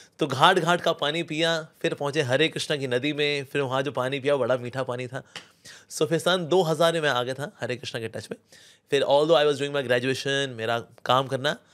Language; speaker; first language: Hindi; native; Hindi